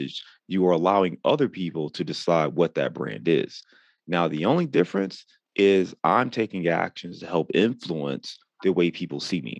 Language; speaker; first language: English; native; English